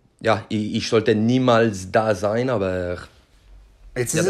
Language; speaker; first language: German; non-native, learner; French